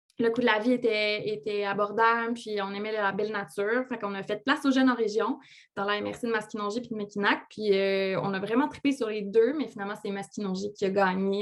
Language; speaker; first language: French; native; French